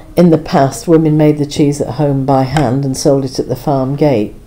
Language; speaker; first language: English; native; English